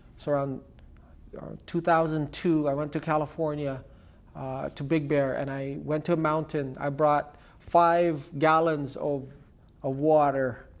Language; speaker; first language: English; early bilingual, other home language; Filipino